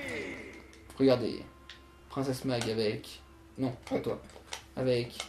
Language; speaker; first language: French; native; French